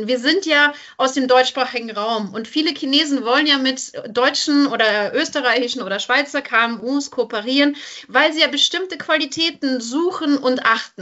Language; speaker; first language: German; native; German